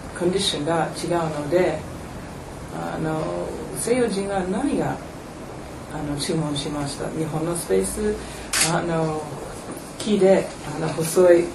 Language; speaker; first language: Japanese; non-native, fluent; English